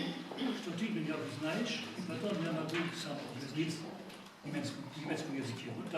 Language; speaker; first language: Russian; non-native, fluent; German